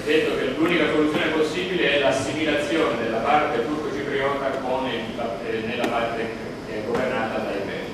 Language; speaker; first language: Italian; native; Italian